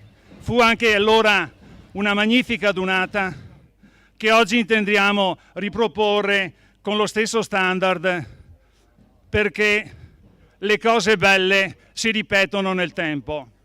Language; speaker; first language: Italian; native; Italian